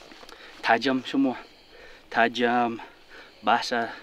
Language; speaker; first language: Indonesian; non-native, fluent; English